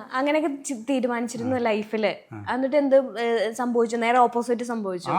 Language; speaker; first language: Malayalam; native; Malayalam